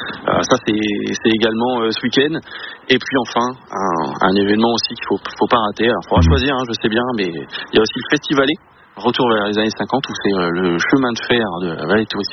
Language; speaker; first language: French; native; French